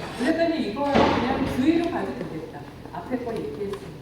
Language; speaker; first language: Korean; native; Korean